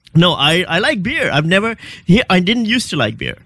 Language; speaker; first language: English; non-native, local second language; Urdu